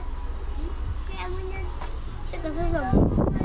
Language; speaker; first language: Chinese; early bilingual, heritage; Chinese